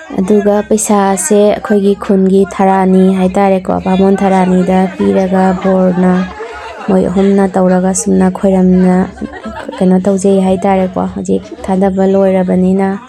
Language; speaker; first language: Manipuri; native; Manipuri